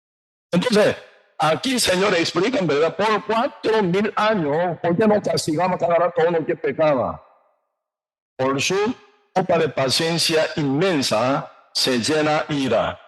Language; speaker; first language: Spanish; non-native, learner; Korean